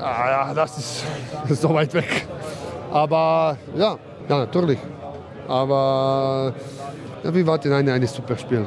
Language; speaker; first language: German; non-native, learner; Croatian